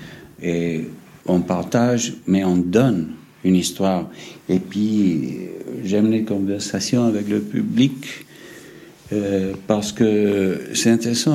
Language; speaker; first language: French; non-native, fluent; English